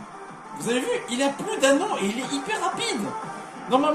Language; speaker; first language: French; native; French